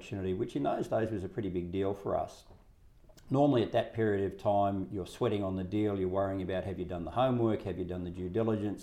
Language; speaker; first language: English; native; English